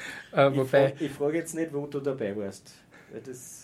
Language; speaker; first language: German; native; German